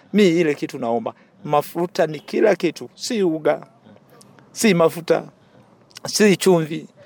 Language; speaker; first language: Swahili; non-native, local second language; Kikuyu